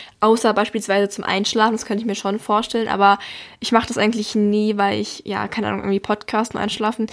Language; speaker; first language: German; native; German